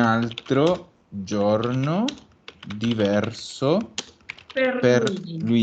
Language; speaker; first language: Italian; non-native, fluent; Spanish